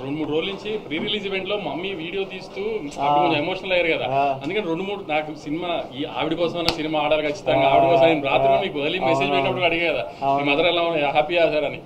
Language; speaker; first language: Telugu; native; Telugu